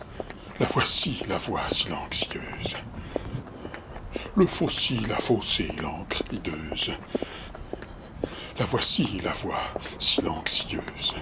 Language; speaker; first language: French; native; French